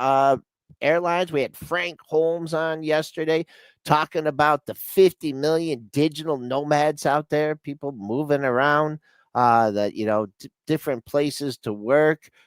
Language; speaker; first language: English; native; English